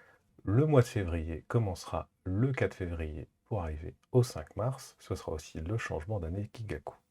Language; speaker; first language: French; native; French